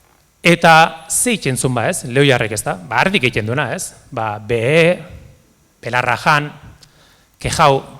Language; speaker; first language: Basque; native; Basque